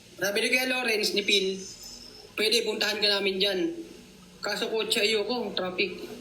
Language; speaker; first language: Filipino; native; Filipino